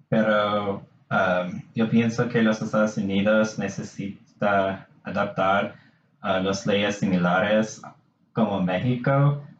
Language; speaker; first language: Spanish; non-native, learner; English